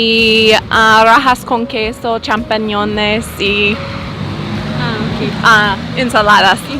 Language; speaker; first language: Spanish; non-native, learner; English